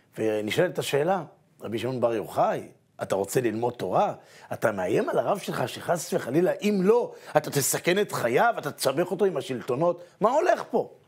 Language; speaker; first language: Hebrew; native; Hebrew